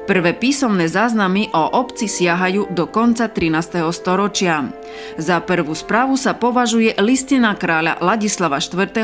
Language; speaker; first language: Slovak; native; Slovak